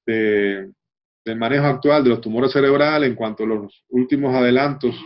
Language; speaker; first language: Spanish; native; Spanish